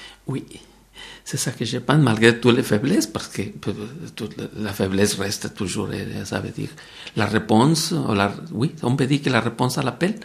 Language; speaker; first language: French; non-native, fluent; Spanish